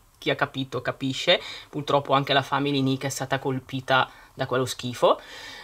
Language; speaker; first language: Italian; native; Italian